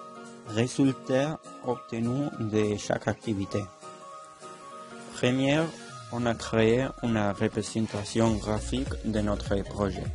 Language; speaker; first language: French; non-native, learner; Spanish